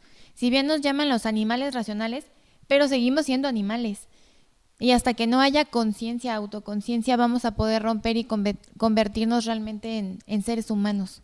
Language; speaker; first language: Spanish; native; Spanish